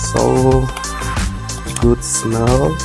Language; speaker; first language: English; non-native, learner; Persian